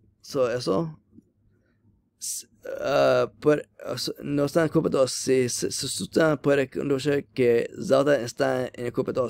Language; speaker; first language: Spanish; non-native, learner; English